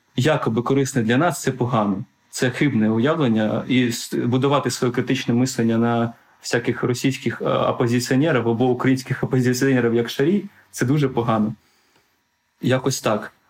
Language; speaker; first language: Ukrainian; non-native, local second language; Russian